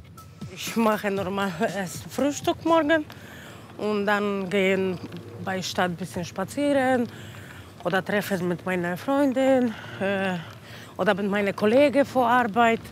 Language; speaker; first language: German; non-native, learner; Polish